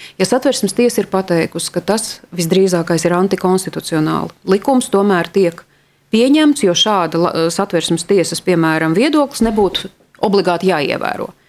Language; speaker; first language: Latvian; native; Latvian